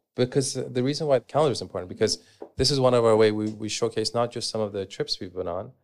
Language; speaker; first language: English; native; English